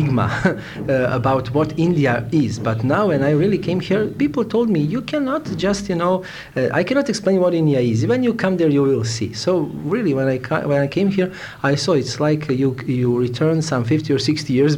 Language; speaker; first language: English; non-native, fluent; Serbian